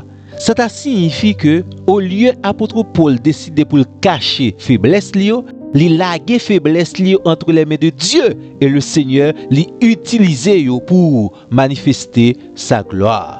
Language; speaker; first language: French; non-native, local second language; Haitian Creole